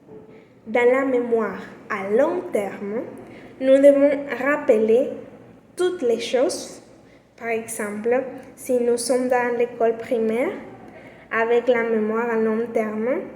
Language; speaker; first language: French; non-native, learner; Spanish